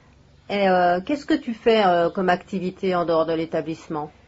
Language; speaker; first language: French; native; French